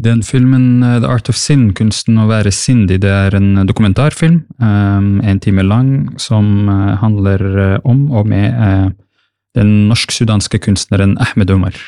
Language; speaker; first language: Norwegian; early bilingual, other home language; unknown